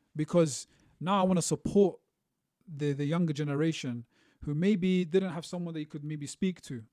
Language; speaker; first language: English; native; English